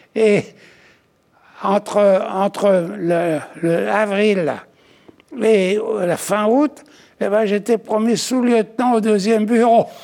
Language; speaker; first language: French; native; French